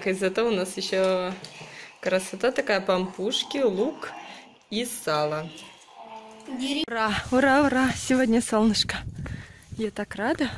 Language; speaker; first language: Russian; native; Russian